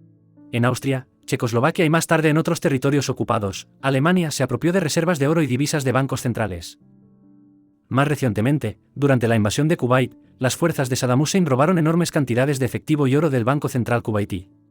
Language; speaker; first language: Spanish; native; Spanish